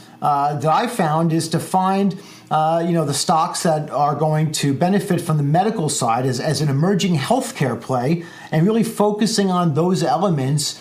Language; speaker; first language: English; native; English